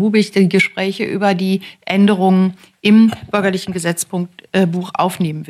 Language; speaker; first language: German; native; German